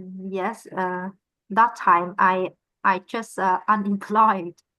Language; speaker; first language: English; non-native, learner; Vietnamese